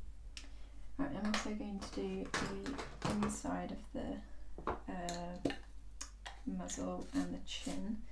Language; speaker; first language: English; native; English